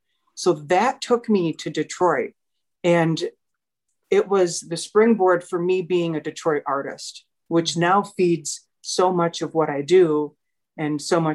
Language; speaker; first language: English; native; English